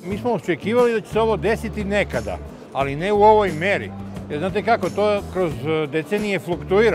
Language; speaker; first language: Serbian; native; Serbian